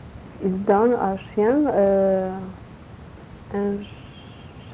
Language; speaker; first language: French; non-native, learner; Polish